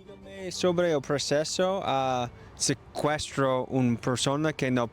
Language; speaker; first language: Spanish; non-native, learner; English